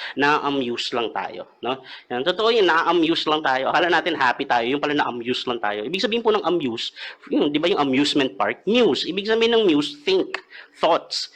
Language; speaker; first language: Filipino; native; Filipino